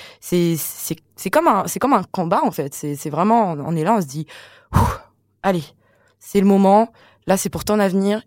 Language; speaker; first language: French; non-native, local second language; Malagasy